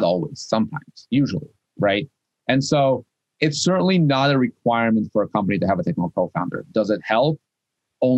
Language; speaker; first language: English; non-native, fluent; Russian